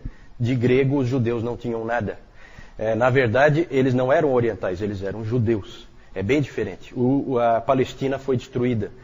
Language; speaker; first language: Portuguese; native; Portuguese